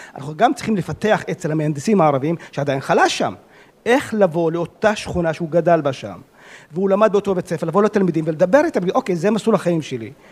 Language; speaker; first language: Hebrew; non-native, local second language; Arabic